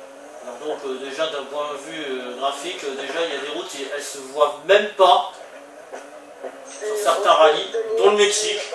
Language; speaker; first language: French; native; French